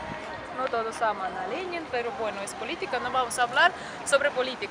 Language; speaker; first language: Spanish; non-native, fluent; Russian